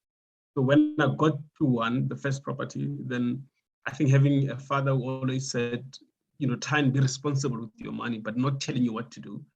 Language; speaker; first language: English; non-native, local second language; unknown